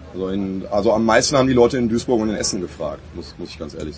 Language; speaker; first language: German; native; German